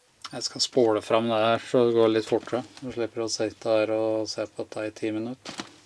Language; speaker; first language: Norwegian; native; Norwegian